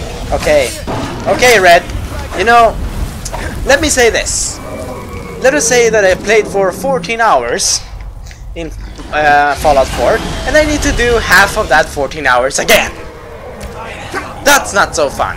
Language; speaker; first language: English; non-native, fluent; Swedish